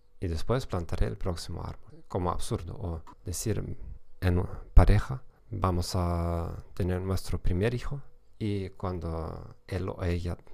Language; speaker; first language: Spanish; non-native, fluent; German